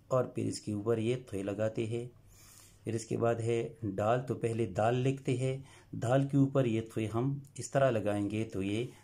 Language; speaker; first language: Urdu; non-native, local second language; Pashto